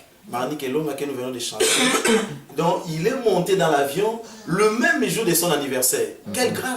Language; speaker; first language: French; non-native, local second language; Lingala